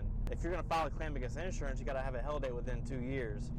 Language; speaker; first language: English; native; English